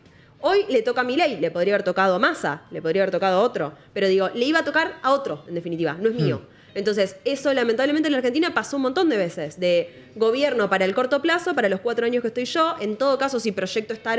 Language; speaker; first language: Spanish; native; Spanish